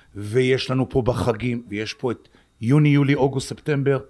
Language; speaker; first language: Hebrew; native; Hebrew